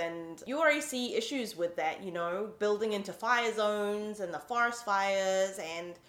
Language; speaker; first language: English; native; English